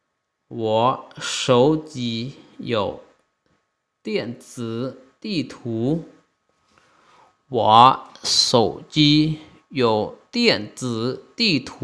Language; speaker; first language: Chinese; non-native, fluent; Lao